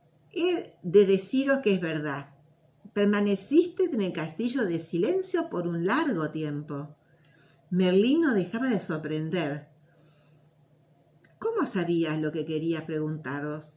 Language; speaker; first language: Spanish; native; Spanish